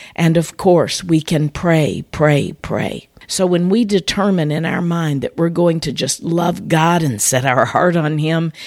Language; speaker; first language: English; native; English